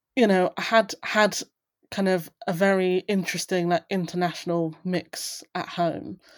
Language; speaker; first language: English; native; English